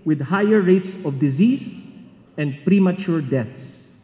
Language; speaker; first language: English; non-native, local second language; Filipino